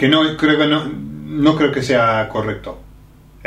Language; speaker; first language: Spanish; non-native, fluent; English